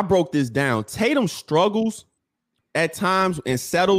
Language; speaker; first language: English; native; English